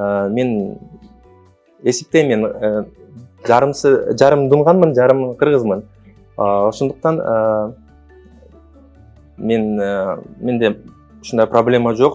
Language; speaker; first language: Kyrgyz; non-native, local second language; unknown